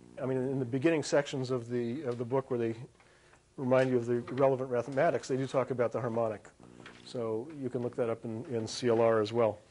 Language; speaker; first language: English; native; English